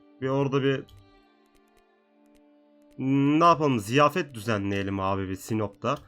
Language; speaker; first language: Turkish; native; Turkish